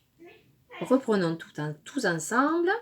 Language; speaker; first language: French; native; French